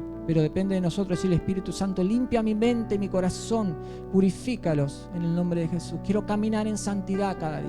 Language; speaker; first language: Spanish; native; Spanish